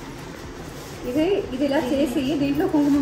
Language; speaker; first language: Telugu; non-native, local second language; Malayalam